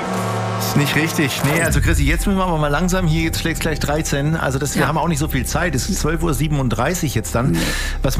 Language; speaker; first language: German; native; German